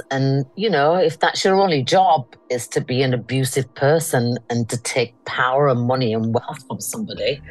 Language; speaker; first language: English; native; English